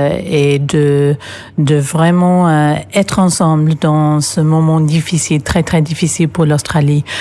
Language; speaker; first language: French; non-native, fluent; English